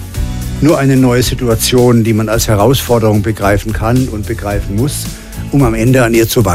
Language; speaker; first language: German; native; German